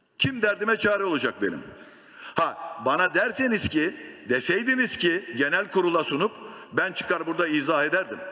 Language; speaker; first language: Turkish; native; Turkish